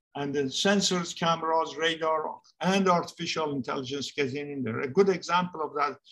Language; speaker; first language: English; non-native, fluent; Persian